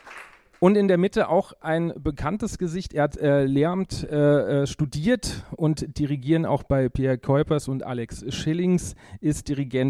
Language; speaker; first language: German; native; German